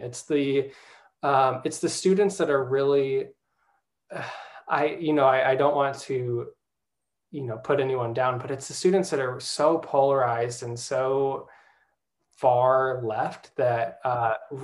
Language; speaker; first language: English; native; English